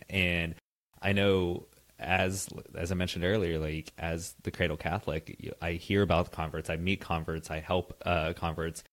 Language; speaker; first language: English; native; English